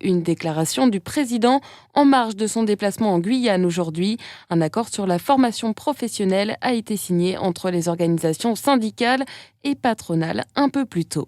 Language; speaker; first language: French; native; French